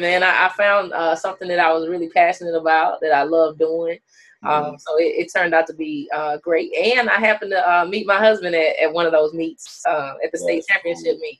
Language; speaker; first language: English; native; English